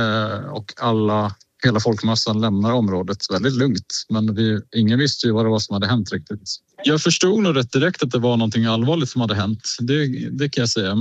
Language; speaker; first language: Swedish; native; Swedish